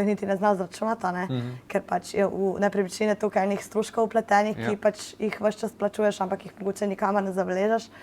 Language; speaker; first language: Slovenian; native; Slovenian